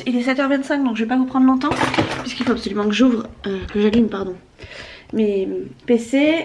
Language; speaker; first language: French; native; French